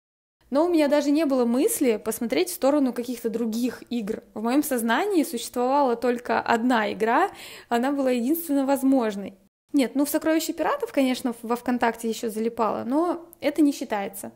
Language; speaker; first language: Russian; native; Russian